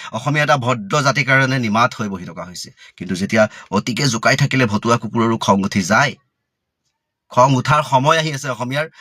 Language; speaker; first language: Assamese; native; Assamese